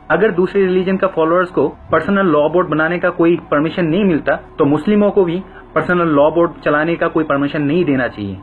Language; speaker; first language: Hindi; non-native, fluent; Bangla